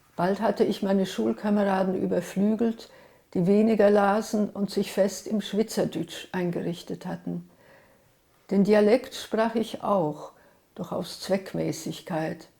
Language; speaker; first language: German; early bilingual, other home language; Hungarian